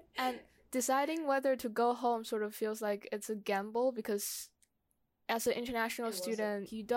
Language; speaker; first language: English; non-native, fluent; Chinese